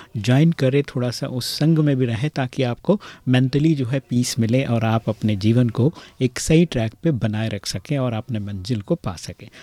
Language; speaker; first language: Hindi; native; Hindi